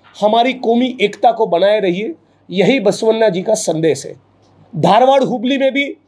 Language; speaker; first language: Hindi; non-native, local second language; Gujarati